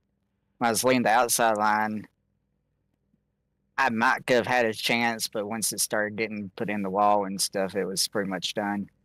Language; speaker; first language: English; native; English